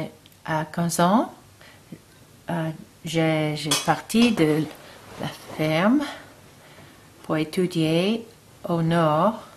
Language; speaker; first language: French; non-native, learner; English